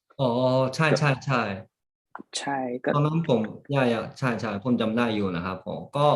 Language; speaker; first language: Thai; early bilingual, heritage; Japanese